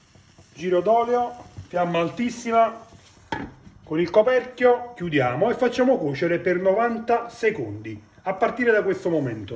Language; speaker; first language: Italian; native; Italian